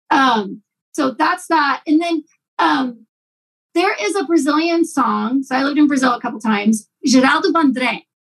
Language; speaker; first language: English; native; English